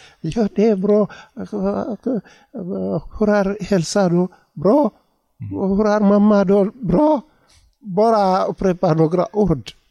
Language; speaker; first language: Swedish; non-native, learner; Tigrinya